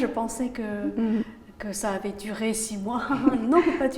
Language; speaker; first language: French; native; French